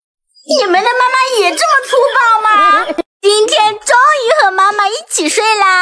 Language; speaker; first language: Chinese; native; Chinese